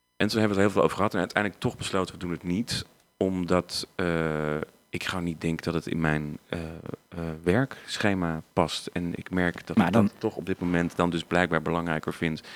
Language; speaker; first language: Dutch; native; Dutch